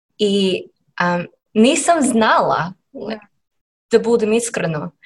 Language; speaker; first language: Serbian; non-native, learner; English